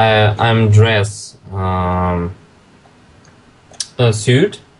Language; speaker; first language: English; non-native, learner; Russian